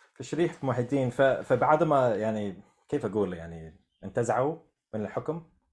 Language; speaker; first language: Arabic; non-native, fluent; English